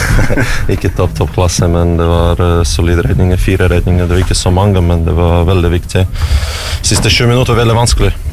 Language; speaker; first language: Norwegian; non-native, fluent; Russian